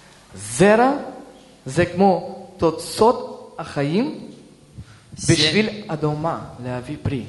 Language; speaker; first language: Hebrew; early bilingual, other home language; Russian